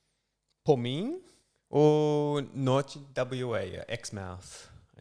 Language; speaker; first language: Portuguese; non-native, learner; English